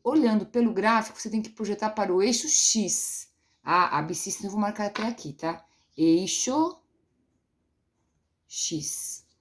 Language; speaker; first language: Portuguese; native; Portuguese